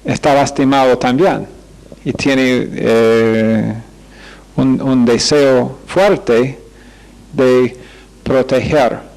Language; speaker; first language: Spanish; non-native, fluent; English